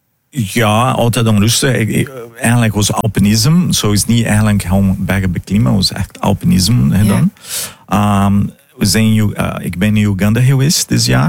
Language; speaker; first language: Dutch; non-native, fluent; Portuguese